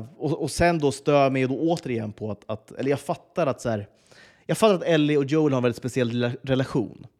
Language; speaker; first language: Swedish; native; Swedish